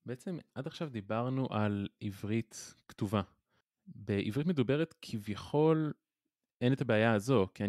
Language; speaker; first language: Hebrew; native; Hebrew